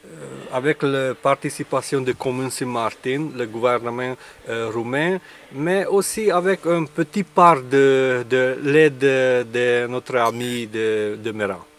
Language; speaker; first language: French; non-native, learner; Hungarian